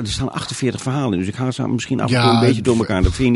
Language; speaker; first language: Dutch; native; Dutch